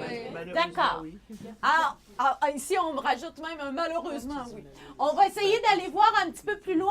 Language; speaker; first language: French; native; French